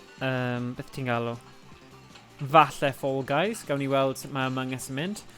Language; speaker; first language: Welsh; native; Welsh